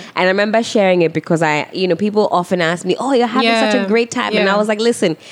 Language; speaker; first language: English; native; English